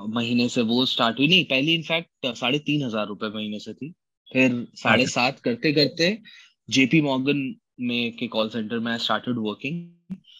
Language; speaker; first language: Hindi; native; Hindi